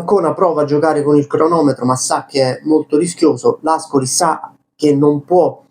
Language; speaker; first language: Italian; native; Italian